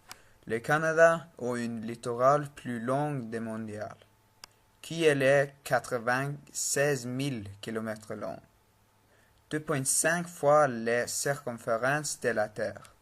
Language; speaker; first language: French; non-native, learner; Norwegian